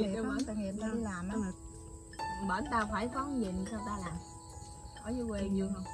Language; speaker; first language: Vietnamese; native; Vietnamese